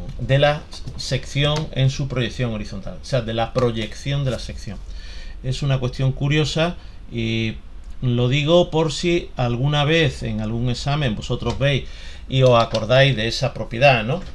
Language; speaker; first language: Spanish; native; Spanish